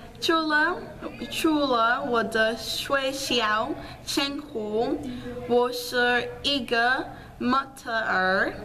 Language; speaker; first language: Chinese; non-native, learner; Spanish